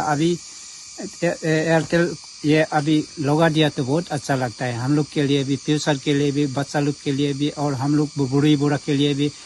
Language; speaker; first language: Hindi; non-native, local second language; Adi